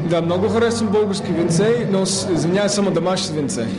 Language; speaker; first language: Bulgarian; non-native, learner; English